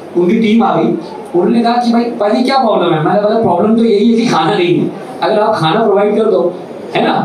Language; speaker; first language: Hindi; native; Hindi